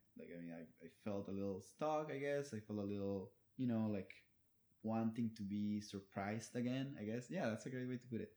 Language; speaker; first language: English; non-native, fluent; Spanish